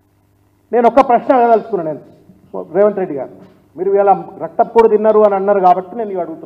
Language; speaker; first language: Telugu; native; Telugu